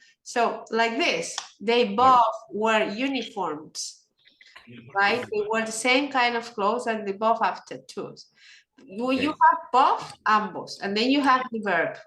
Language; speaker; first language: English; non-native, fluent; Spanish